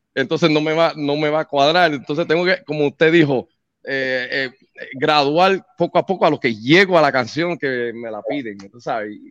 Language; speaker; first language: Spanish; native; Spanish